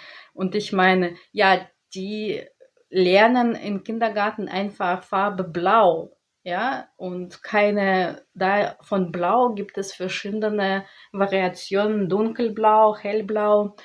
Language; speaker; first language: German; non-native, learner; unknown